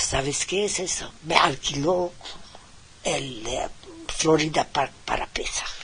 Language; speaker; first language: Spanish; non-native, fluent; Hungarian